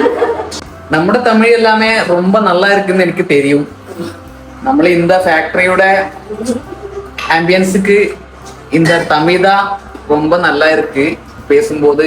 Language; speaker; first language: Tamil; non-native, learner; Malayalam